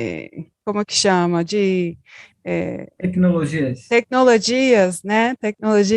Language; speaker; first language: Portuguese; non-native, learner; Turkish